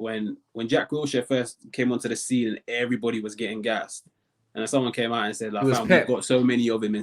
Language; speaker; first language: English; native; English